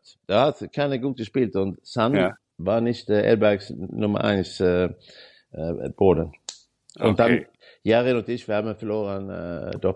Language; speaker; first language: German; non-native, learner; Swedish